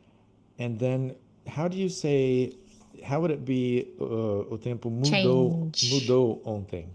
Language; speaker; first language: English; non-native, fluent; Portuguese